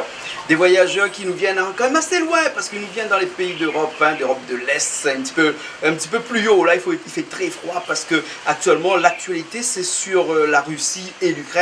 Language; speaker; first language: French; native; French